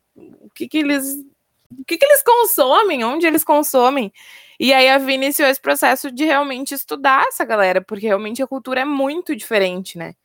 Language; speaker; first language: Portuguese; native; Portuguese